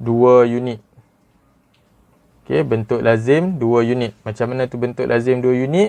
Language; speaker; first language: Malay; native; Malay